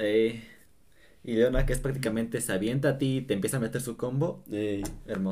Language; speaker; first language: Spanish; native; Spanish